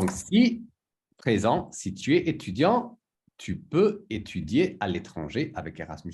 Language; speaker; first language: French; native; French